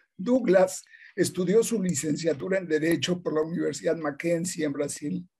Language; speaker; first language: Spanish; native; Spanish